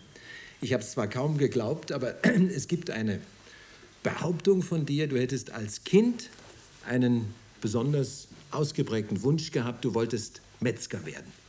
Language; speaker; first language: German; native; German